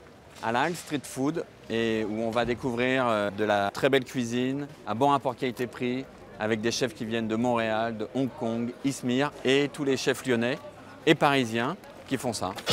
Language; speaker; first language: French; native; French